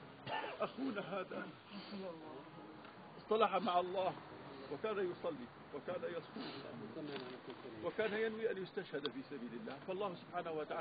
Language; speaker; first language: Arabic; native; Arabic